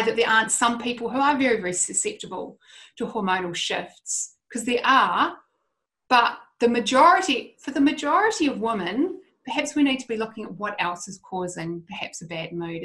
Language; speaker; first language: English; native; English